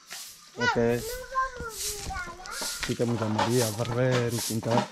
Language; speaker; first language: Portuguese; non-native, fluent; Vietnamese